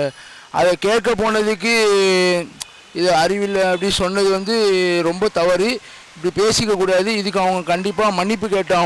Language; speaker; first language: Tamil; native; Tamil